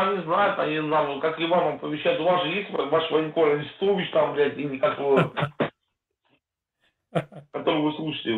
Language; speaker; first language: Russian; native; Russian